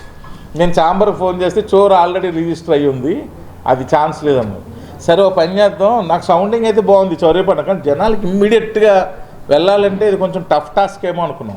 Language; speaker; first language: Telugu; native; Telugu